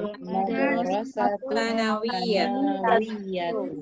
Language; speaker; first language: Arabic; non-native, learner; Indonesian